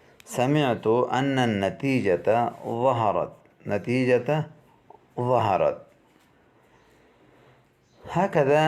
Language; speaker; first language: Arabic; non-native, fluent; Urdu